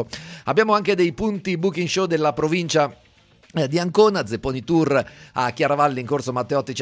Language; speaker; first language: Italian; native; Italian